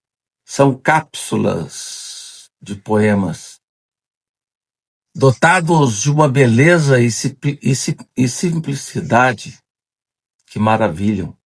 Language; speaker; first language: Portuguese; native; Portuguese